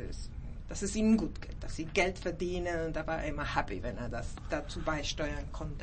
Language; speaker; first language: German; early bilingual, heritage; German